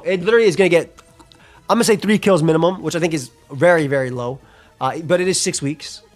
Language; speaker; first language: English; native; English